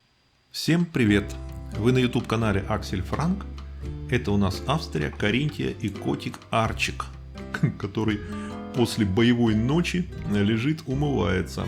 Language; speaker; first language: Russian; native; Russian